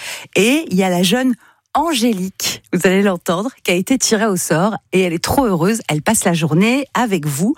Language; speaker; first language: French; native; French